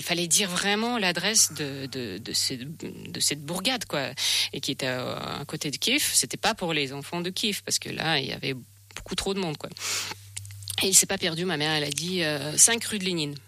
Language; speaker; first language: French; non-native, fluent; Russian